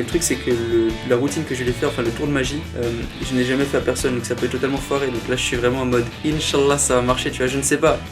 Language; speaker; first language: French; native; French